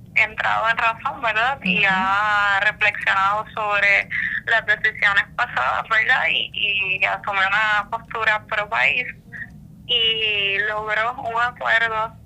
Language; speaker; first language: Spanish; native; Spanish